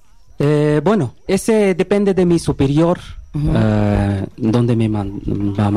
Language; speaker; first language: Spanish; non-native, learner; Bangla